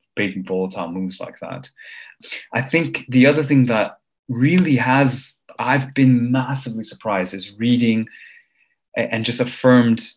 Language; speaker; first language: English; early bilingual, other home language; Armenian